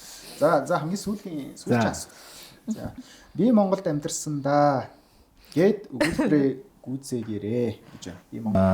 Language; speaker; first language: Mongolian; non-native, fluent; Japanese